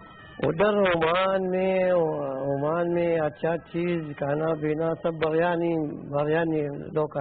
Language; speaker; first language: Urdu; non-native, learner; Arabic